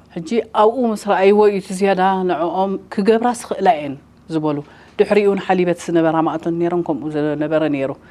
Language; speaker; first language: Tigrinya; native; Tigrinya